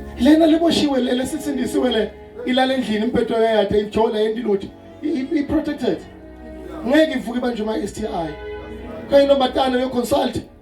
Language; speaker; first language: Zulu; non-native, local second language; Swati